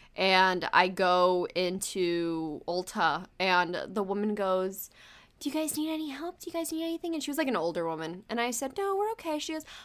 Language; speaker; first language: English; early bilingual, other home language; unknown